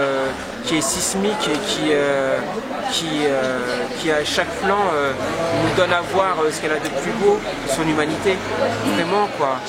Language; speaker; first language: French; native; French